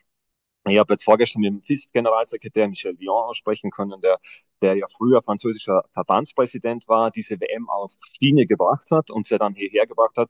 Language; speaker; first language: German; native; German